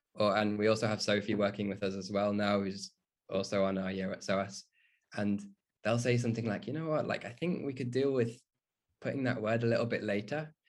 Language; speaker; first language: English; native; English